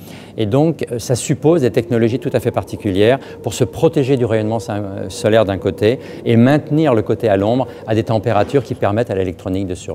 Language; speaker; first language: French; native; French